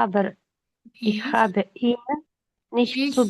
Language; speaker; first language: German; non-native, learner; Kyrgyz